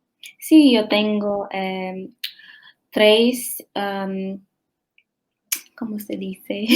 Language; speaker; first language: Spanish; non-native, learner; English